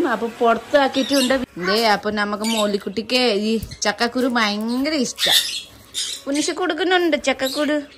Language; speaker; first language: Malayalam; non-native, learner; Nepali